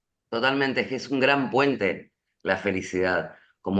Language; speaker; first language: Spanish; native; Spanish